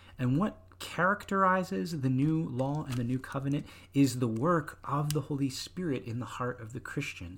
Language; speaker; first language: English; native; English